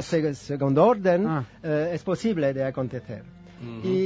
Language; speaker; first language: Spanish; non-native, fluent; French